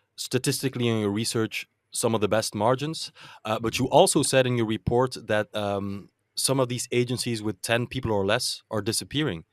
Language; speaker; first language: English; non-native, fluent; Dutch